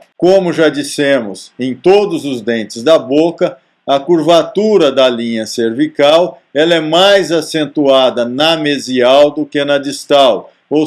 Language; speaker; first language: Portuguese; native; Portuguese